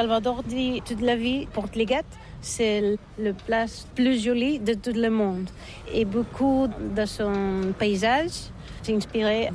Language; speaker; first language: French; non-native, learner; Catalan